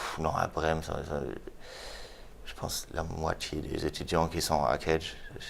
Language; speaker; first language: French; non-native, fluent; German